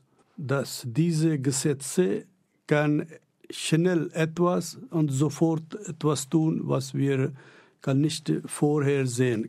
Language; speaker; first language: German; non-native, learner; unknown